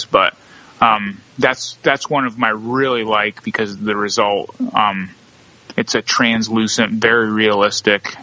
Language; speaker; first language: English; native; English